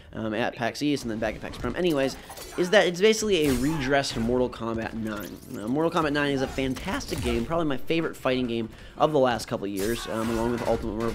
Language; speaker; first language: English; native; English